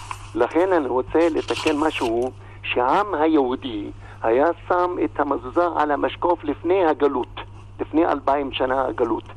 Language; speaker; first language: Hebrew; non-native, local second language; Arabic